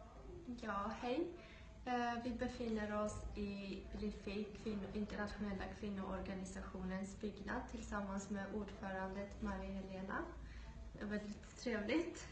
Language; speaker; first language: Swedish; non-native, fluent; Georgian